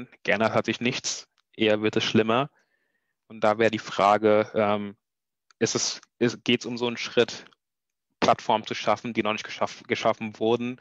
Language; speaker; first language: German; native; German